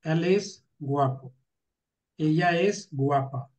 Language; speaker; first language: Spanish; non-native, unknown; Hindi